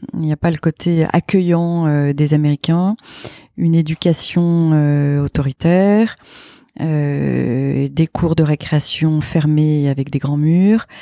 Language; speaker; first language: French; native; French